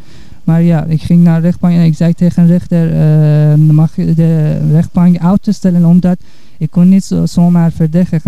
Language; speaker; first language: Dutch; non-native, learner; Persian